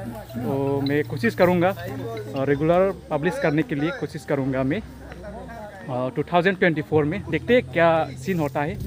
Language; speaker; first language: Hindi; non-native, local second language; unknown